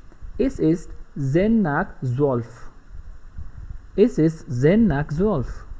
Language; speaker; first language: German; non-native, fluent; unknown